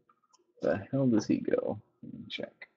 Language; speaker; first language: English; native; English